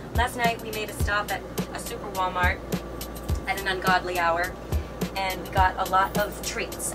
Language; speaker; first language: English; native; English